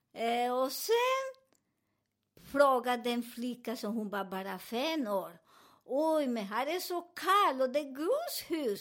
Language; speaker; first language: Swedish; non-native, learner; Spanish